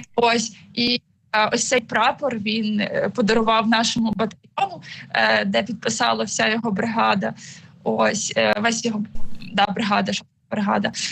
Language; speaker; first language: Ukrainian; native; Ukrainian